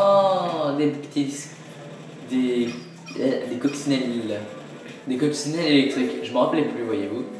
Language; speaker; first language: French; native; French